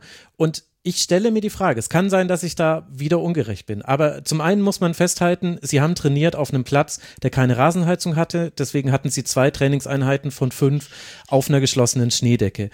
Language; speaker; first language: German; native; German